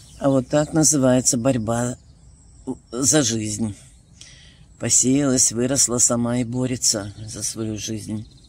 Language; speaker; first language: Russian; native; Russian